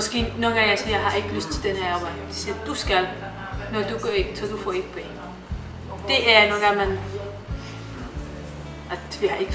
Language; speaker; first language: Danish; non-native, learner; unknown